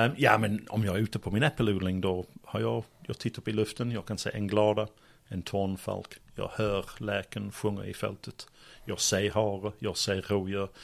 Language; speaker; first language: Swedish; non-native, fluent; English